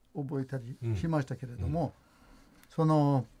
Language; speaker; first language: Japanese; non-native, fluent; Hungarian